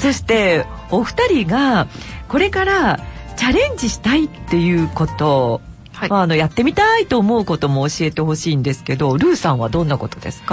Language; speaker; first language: Japanese; native; Japanese